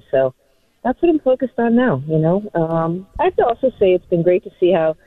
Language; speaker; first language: English; native; English